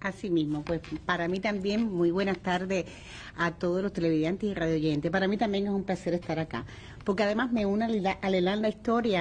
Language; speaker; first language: Spanish; native; Spanish